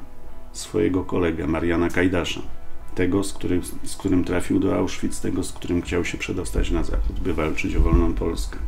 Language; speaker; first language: Polish; native; Polish